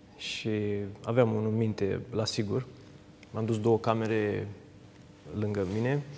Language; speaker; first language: Romanian; native; Romanian